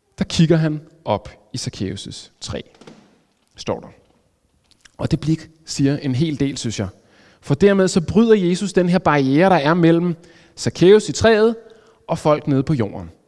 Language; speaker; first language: Danish; native; Danish